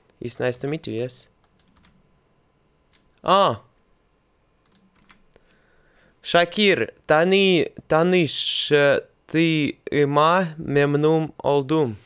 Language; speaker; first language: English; non-native, fluent; Russian